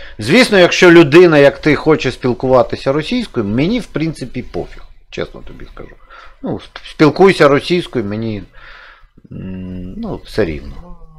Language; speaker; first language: Ukrainian; native; Ukrainian